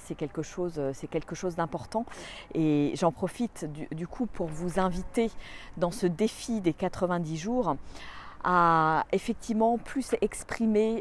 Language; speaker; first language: French; native; French